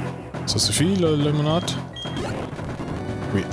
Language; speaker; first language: French; non-native, learner; German